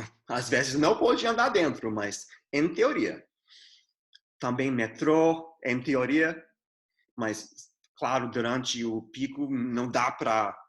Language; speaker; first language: Portuguese; non-native, fluent; English